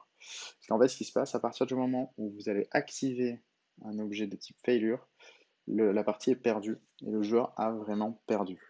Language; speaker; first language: French; native; French